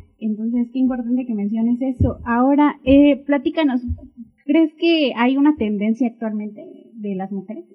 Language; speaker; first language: Spanish; native; Spanish